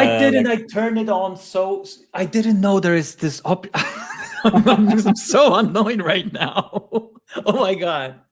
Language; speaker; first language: English; non-native, fluent; Polish